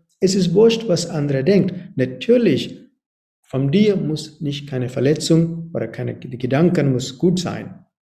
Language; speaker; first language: German; non-native, learner; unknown